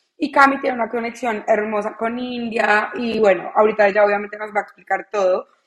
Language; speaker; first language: Spanish; native; Spanish